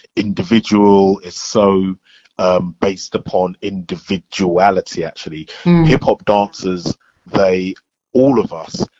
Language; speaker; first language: English; native; English